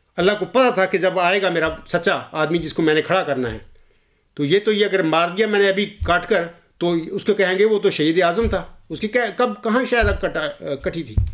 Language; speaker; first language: Urdu; non-native, local second language; Punjabi